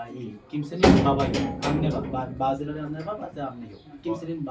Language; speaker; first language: Turkish; non-native, learner; Bangla